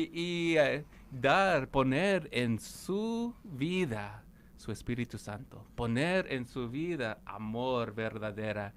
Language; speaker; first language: Spanish; non-native, fluent; English